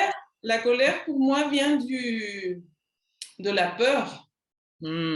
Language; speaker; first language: French; non-native, learner; Spanish